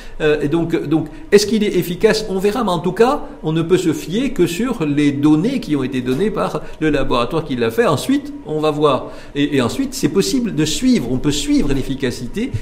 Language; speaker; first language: French; non-native, local second language; Arabic